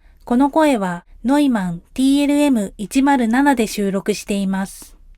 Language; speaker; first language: Japanese; native; Japanese